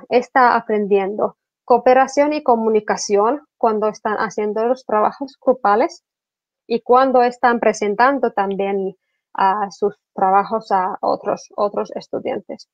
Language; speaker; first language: Spanish; non-native, fluent; Finnish